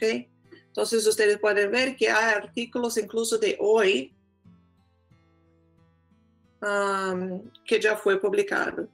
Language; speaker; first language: Spanish; non-native, fluent; Portuguese